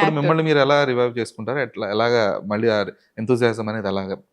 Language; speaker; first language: Telugu; native; Telugu